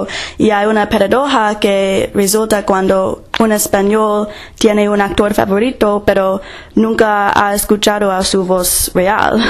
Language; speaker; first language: Spanish; non-native, fluent; English